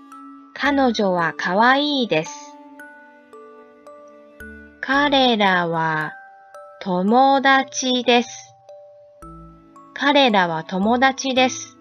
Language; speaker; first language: Japanese; non-native, fluent; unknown